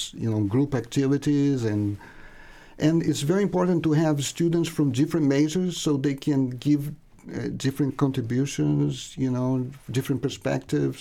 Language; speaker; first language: English; non-native, fluent; Portuguese